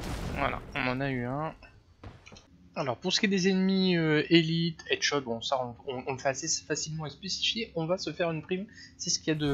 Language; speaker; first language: French; native; French